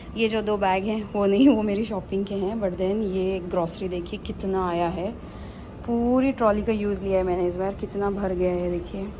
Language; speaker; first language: Hindi; non-native, local second language; Marathi